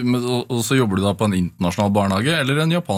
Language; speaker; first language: Norwegian; native; Norwegian